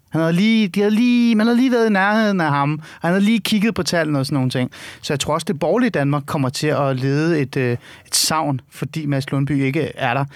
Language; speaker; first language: Danish; early bilingual, other home language; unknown